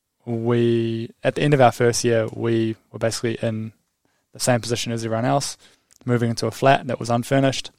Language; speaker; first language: English; native; English